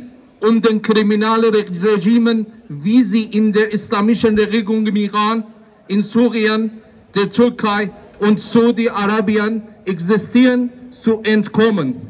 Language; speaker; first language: German; non-native, fluent; Persian